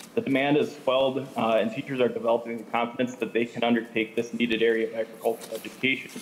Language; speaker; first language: English; native; English